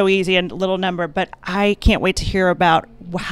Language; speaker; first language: English; native; English